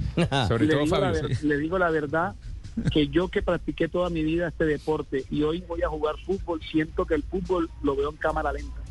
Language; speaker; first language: Spanish; native; Spanish